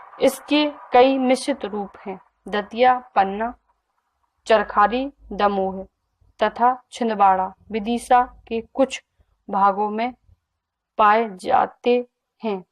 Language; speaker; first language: Hindi; native; Hindi